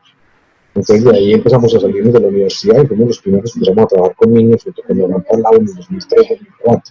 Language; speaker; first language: Spanish; native; Spanish